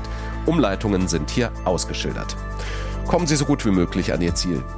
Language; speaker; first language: German; native; German